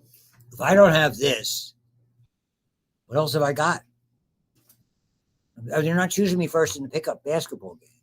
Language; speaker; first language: English; native; English